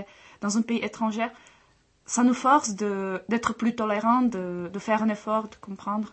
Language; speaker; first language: French; non-native, fluent; Czech